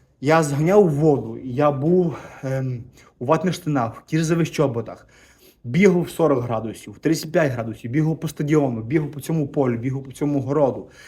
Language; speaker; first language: Ukrainian; native; Ukrainian